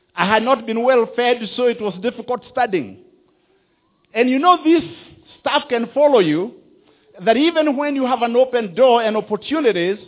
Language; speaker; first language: English; non-native, local second language; Kikuyu